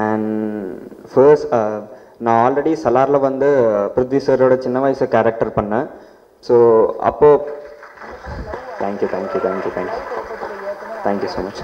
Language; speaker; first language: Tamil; non-native, learner; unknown